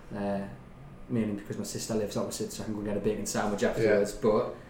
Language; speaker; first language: English; native; English